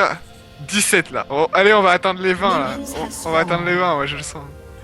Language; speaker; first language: French; native; French